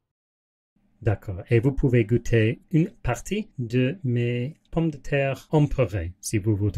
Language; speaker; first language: French; non-native, learner; English